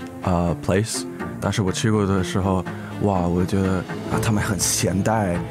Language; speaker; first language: Chinese; early bilingual, heritage; English